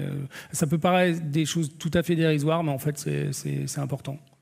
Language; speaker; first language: French; native; French